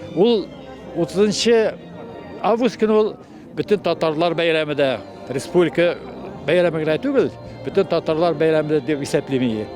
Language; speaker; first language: Tatar; native; Tatar